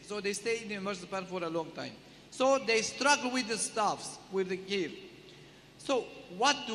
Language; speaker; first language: English; non-native, learner; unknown